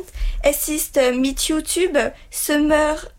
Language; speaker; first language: German; non-native, learner; French